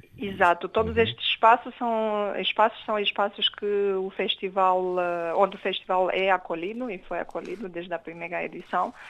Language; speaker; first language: Portuguese; non-native, fluent; Romanian